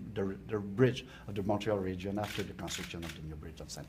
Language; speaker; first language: English; non-native, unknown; French